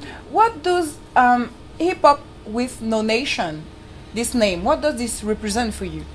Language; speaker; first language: English; non-native, fluent; French